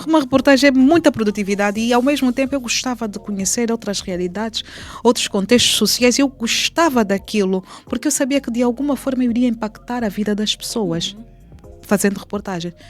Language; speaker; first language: Portuguese; native; Portuguese